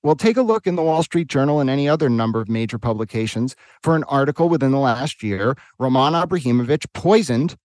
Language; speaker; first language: English; native; English